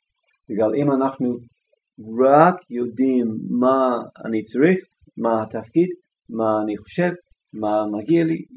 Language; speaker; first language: Hebrew; non-native, fluent; English